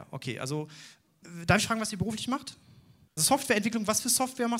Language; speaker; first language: German; native; German